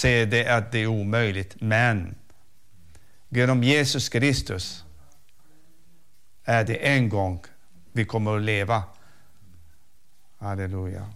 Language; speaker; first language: Swedish; non-native, fluent; Arabic